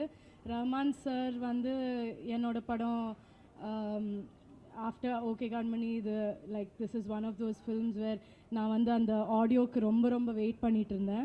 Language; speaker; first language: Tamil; non-native, local second language; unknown